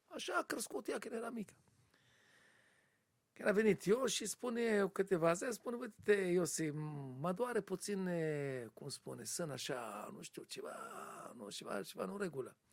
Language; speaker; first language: Romanian; non-native, learner; Hebrew